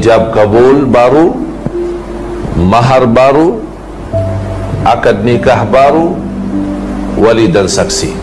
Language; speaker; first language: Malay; non-native, fluent; Arabic